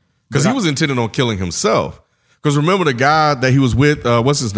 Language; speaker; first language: English; native; English